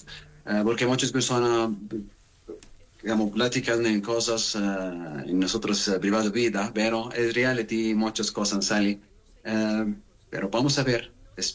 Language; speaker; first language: Spanish; non-native, learner; Arabic